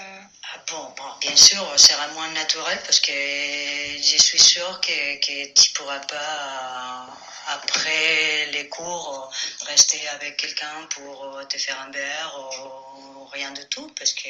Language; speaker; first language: French; non-native, fluent; Spanish